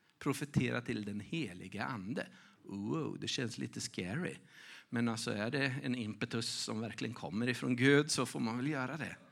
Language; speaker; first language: Swedish; native; Swedish